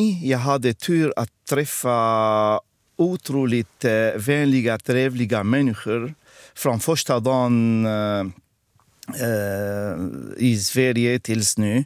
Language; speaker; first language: Swedish; non-native, fluent; Arabic